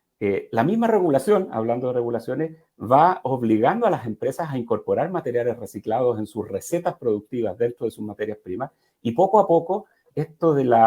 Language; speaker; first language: Spanish; native; Spanish